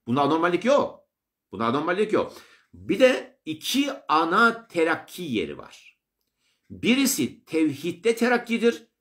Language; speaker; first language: Turkish; native; Turkish